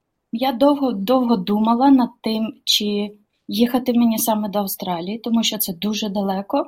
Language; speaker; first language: Ukrainian; native; Ukrainian